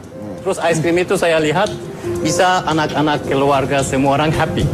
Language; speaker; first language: Indonesian; non-native, fluent; Turkish